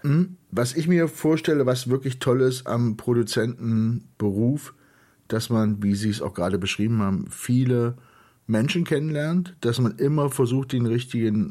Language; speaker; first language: German; native; German